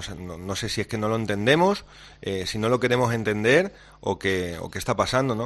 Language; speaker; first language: Spanish; native; Spanish